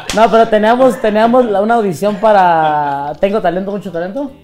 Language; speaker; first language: Spanish; native; Spanish